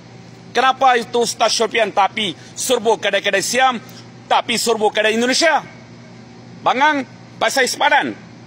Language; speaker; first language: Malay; non-native, fluent; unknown